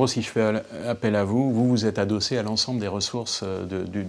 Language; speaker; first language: French; native; French